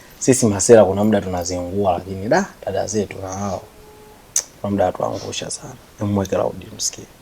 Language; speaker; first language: Swahili; native; Swahili